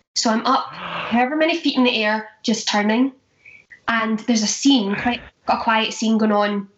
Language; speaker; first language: English; native; English